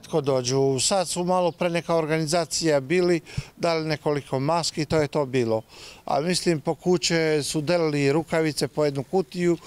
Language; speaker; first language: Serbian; non-native, local second language; Romany